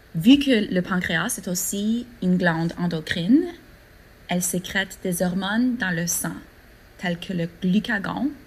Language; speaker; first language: French; non-native, fluent; English